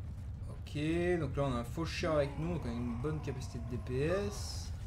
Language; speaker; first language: French; native; French